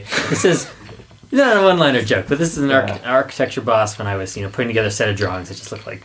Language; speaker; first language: English; native; English